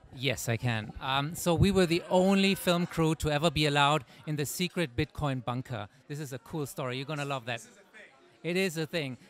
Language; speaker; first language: English; native; English